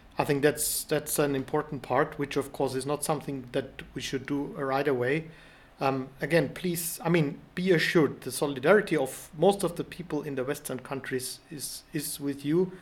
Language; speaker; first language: English; non-native, fluent; German